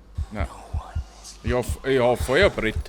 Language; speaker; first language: German; native; German